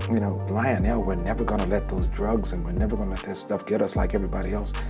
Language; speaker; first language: English; native; English